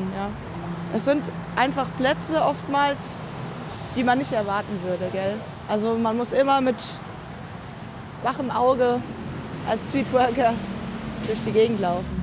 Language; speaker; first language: German; native; German